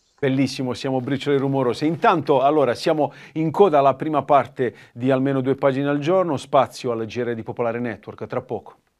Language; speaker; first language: Italian; native; Italian